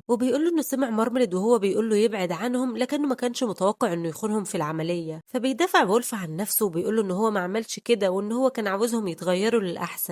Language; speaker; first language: Arabic; native; Arabic